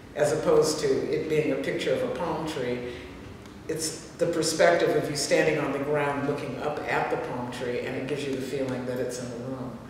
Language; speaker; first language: English; native; English